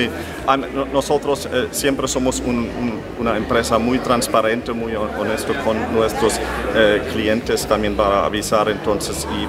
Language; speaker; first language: Spanish; non-native, fluent; German